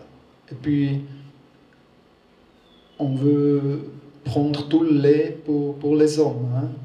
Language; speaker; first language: French; non-native, learner; German